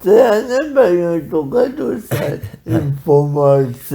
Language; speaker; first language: Basque; non-native, learner; Spanish